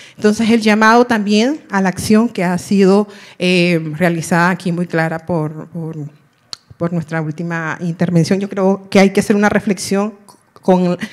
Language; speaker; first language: Spanish; non-native, local second language; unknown